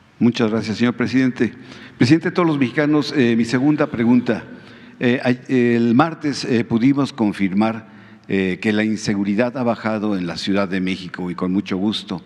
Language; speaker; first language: Spanish; native; Spanish